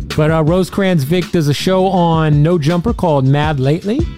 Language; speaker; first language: English; native; English